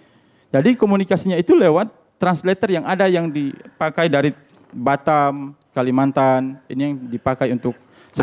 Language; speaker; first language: Indonesian; native; Indonesian